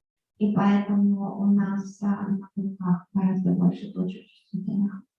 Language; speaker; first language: Russian; native; Russian